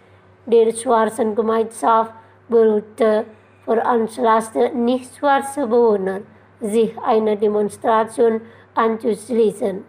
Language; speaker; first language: German; non-native, fluent; Indonesian